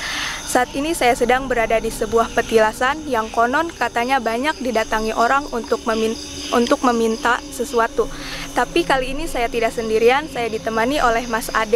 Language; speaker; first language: Indonesian; native; Indonesian